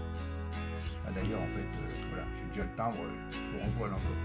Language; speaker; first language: French; native; French